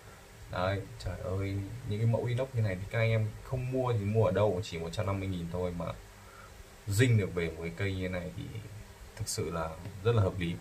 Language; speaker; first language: Vietnamese; native; Vietnamese